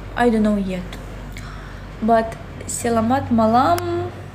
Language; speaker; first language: English; non-native, learner; Russian